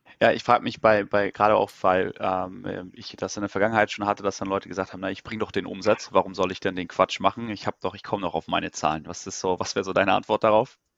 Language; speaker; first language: German; native; German